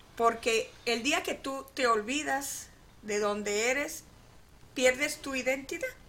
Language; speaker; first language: Spanish; native; Spanish